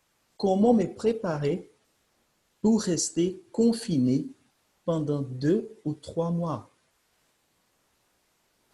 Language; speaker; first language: French; non-native, fluent; Portuguese